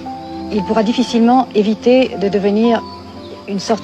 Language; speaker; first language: French; native; French